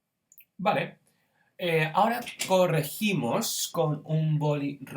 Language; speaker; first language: Spanish; non-native, fluent; English